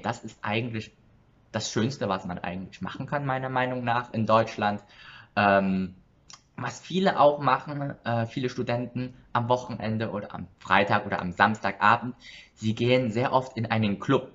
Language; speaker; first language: German; early bilingual, other home language; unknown